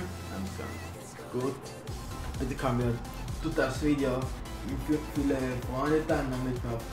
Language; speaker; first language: German; non-native, learner; Italian